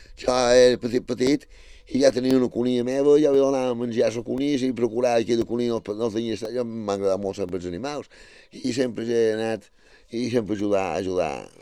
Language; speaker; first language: Catalan; native; Catalan